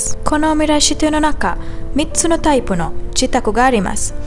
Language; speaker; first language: Japanese; non-native, learner; Sinhala